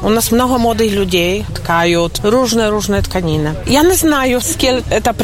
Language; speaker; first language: Polish; non-native, local second language; Ukrainian